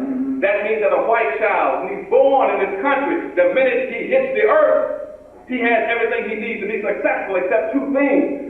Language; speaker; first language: English; native; English